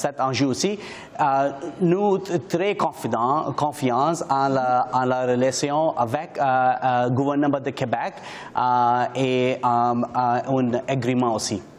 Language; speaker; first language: French; non-native, learner; English